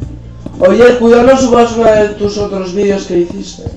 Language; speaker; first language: Spanish; native; Spanish